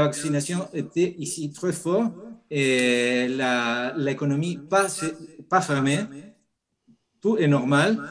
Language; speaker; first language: French; non-native, fluent; Spanish